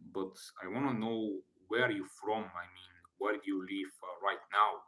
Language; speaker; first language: English; non-native, learner; Bulgarian